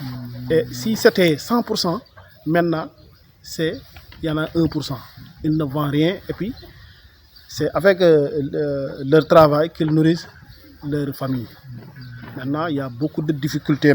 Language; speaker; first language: French; non-native, local second language; Wolof